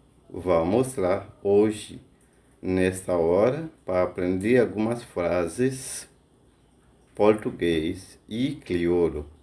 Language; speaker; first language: Portuguese; non-native, fluent; Haitian Creole